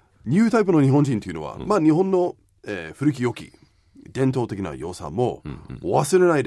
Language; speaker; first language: Japanese; non-native, fluent; English